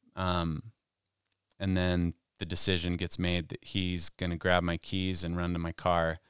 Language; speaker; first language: English; native; English